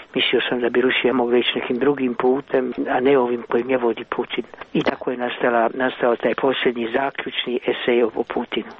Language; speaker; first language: Croatian; native; Croatian